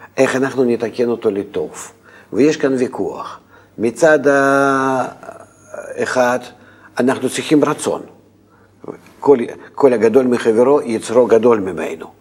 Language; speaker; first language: Hebrew; non-native, fluent; Russian